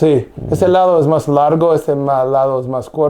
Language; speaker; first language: Spanish; non-native, learner; English